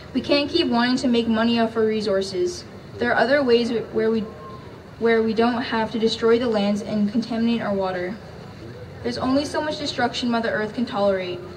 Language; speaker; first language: English; native; English